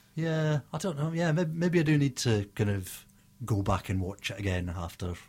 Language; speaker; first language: English; native; English